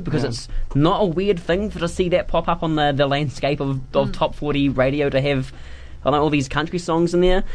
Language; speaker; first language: English; native; English